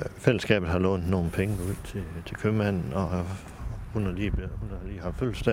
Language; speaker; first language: Danish; native; Danish